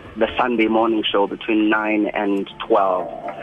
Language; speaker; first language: English; non-native, local second language; Xhosa